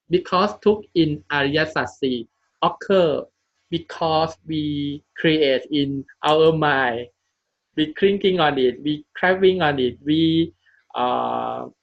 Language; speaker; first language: English; non-native, learner; Thai